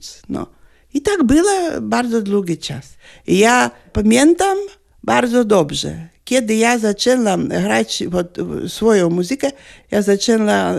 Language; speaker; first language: Polish; non-native, learner; Lithuanian